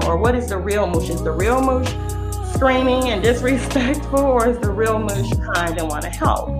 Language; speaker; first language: English; non-native, fluent; Hebrew